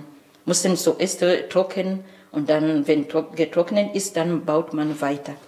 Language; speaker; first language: German; non-native, learner; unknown